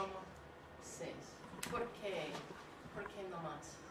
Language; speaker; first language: Spanish; non-native, learner; English